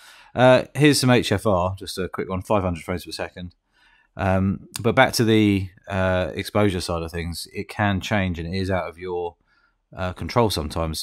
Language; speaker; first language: English; native; English